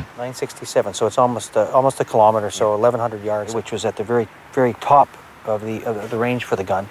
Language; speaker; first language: English; native; English